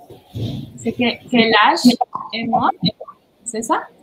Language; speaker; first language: French; non-native, learner; Spanish